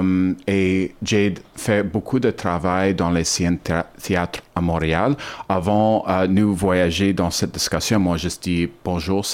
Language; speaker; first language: French; non-native, learner; English